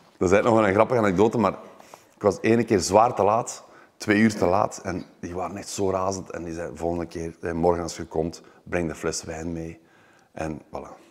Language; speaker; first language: Dutch; native; Dutch